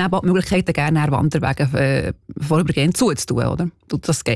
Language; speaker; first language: German; native; German